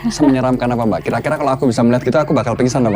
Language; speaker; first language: Indonesian; native; Indonesian